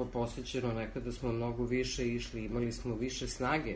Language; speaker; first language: Serbian; native; Serbian